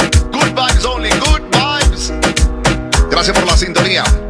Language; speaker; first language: Spanish; native; Spanish